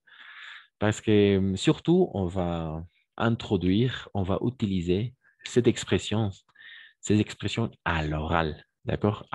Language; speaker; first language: French; non-native, fluent; Spanish